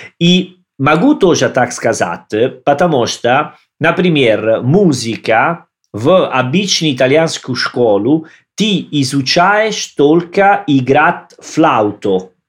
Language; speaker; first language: Russian; non-native, learner; Italian